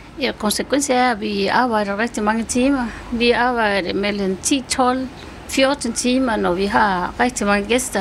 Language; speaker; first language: Danish; non-native, fluent; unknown